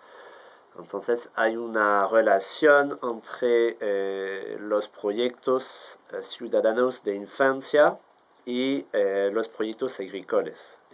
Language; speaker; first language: Spanish; non-native, fluent; French